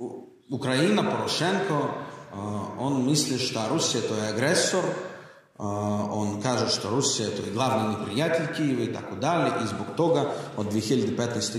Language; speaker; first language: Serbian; non-native, learner; Russian